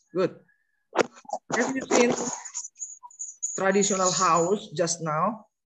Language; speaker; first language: English; non-native, learner; Indonesian